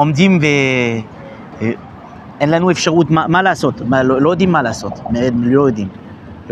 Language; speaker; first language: Hebrew; non-native, fluent; French